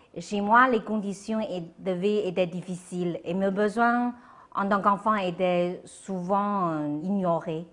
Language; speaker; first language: French; non-native, fluent; Chinese